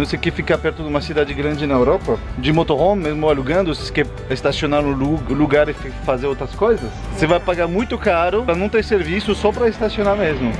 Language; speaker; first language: Portuguese; non-native, fluent; French